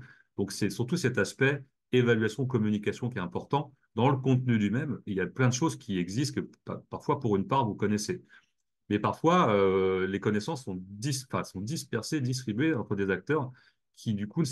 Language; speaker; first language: French; native; French